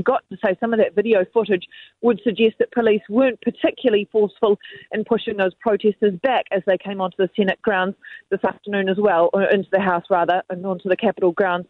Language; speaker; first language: English; native; English